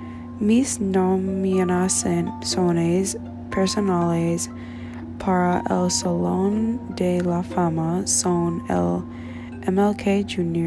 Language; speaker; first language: Spanish; non-native, learner; English